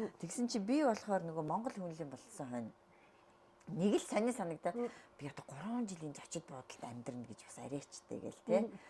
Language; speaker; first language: Mongolian; native; Mongolian